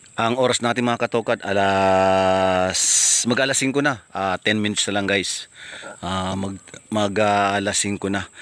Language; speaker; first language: Filipino; native; Filipino